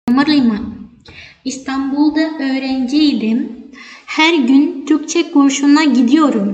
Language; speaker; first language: Turkish; non-native, fluent; Indonesian